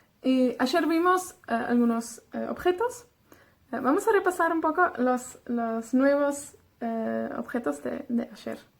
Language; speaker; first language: Spanish; non-native, fluent; Welsh